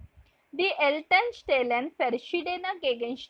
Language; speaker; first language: German; non-native, fluent; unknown